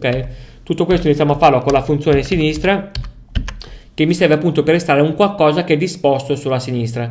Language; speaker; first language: Italian; native; Italian